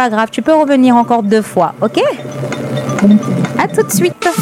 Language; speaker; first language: French; native; French